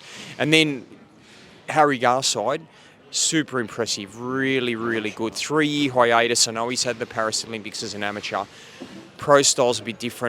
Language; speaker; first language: English; native; English